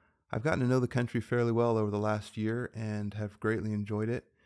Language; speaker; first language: English; native; English